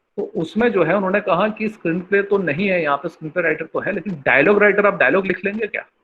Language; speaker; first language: Hindi; non-native, local second language; Bangla